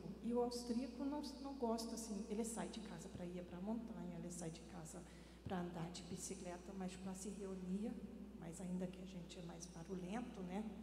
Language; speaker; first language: Portuguese; non-native, fluent; German